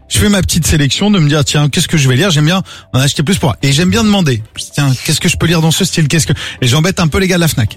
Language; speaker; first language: French; native; French